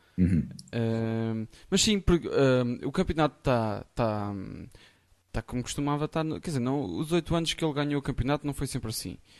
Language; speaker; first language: Portuguese; native; Portuguese